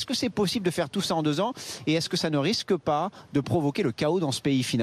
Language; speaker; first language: French; native; French